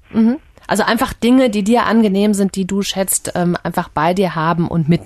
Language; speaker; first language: German; native; German